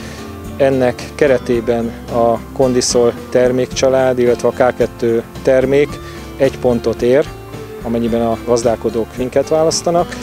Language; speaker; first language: Hungarian; native; Hungarian